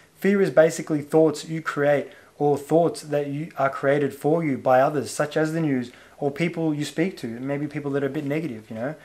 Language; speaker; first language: English; native; English